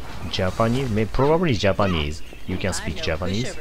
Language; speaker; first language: English; non-native, learner; Japanese